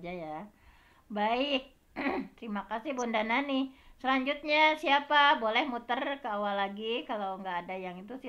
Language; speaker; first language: Indonesian; native; Indonesian